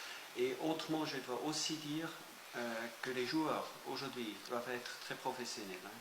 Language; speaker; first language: French; non-native, fluent; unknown